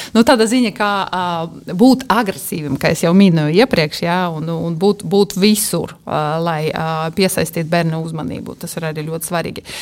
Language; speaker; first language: Latvian; non-native, local second language; Russian